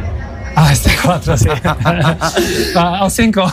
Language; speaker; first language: Spanish; non-native, fluent; Polish